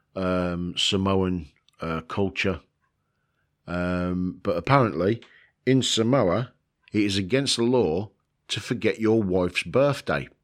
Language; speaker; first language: English; native; English